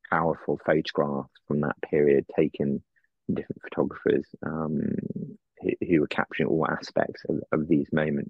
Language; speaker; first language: English; native; English